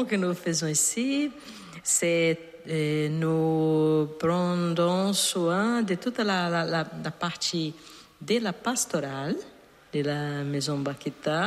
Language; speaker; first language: French; non-native, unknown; Portuguese